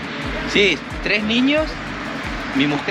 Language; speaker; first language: Spanish; native; Spanish